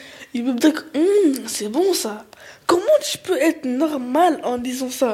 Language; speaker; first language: French; early bilingual, other home language; Arabic